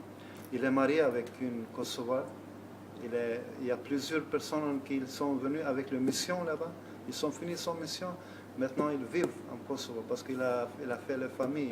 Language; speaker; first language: French; non-native, learner; Albanian